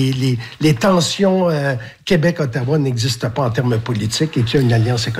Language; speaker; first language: French; native; French